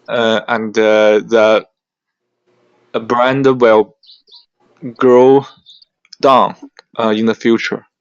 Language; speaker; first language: English; non-native, learner; Chinese